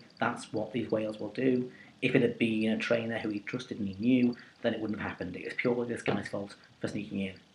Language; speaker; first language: English; native; English